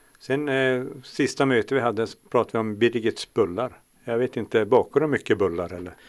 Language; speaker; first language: Swedish; native; Swedish